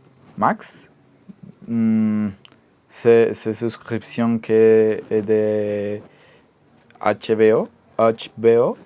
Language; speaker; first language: French; non-native, learner; Spanish